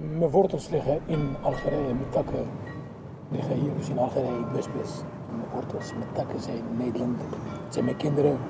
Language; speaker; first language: Dutch; non-native, fluent; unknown